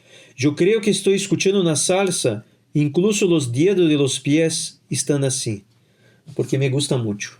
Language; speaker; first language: Spanish; non-native, fluent; Portuguese